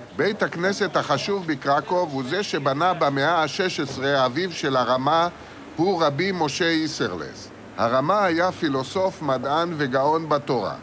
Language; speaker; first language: Hebrew; native; Hebrew